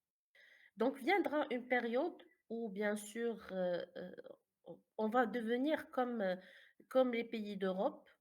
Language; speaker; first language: French; non-native, fluent; Arabic